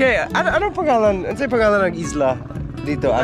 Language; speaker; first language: Filipino; non-native, learner; English